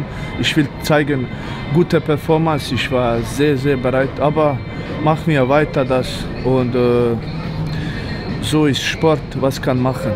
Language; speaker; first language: German; non-native, learner; Croatian